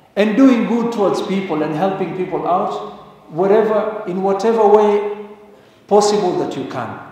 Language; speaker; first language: English; non-native, local second language; Swahili